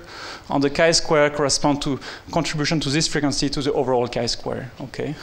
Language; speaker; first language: English; non-native, fluent; French